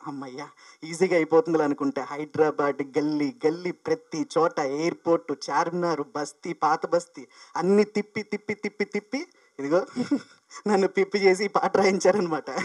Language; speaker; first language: Telugu; native; Telugu